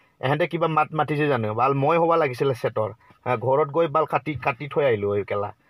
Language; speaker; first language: Assamese; non-native, local second language; Bodo